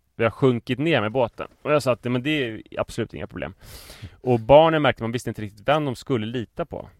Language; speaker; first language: Swedish; native; Swedish